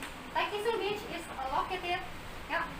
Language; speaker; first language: English; non-native, fluent; Indonesian